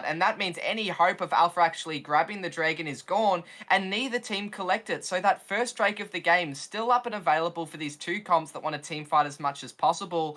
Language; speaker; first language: English; native; English